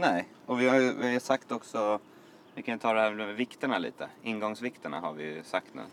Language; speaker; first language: Swedish; native; Swedish